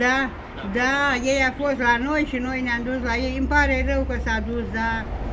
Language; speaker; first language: Romanian; early bilingual, other home language; Bulgarian